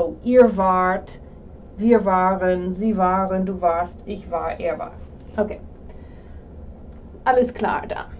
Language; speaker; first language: German; non-native, fluent; English